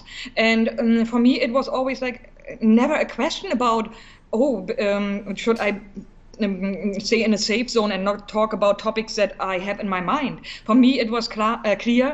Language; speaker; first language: English; non-native, fluent; German